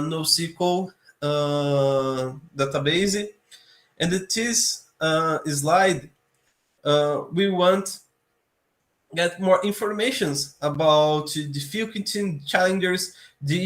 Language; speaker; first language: English; non-native, learner; Portuguese